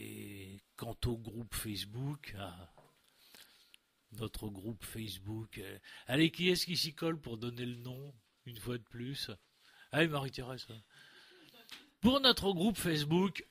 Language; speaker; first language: French; native; French